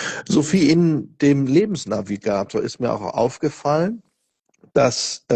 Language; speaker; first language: German; non-native, fluent; Portuguese